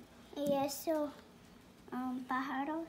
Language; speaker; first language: Spanish; early bilingual, heritage; Spanish